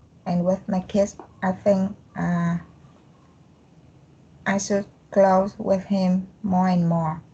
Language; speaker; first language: English; non-native, learner; Vietnamese